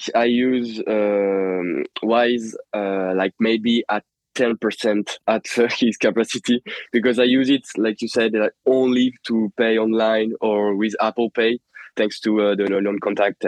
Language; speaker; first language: English; non-native, fluent; French